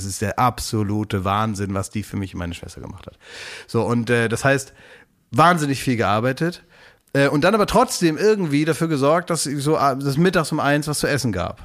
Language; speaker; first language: German; native; German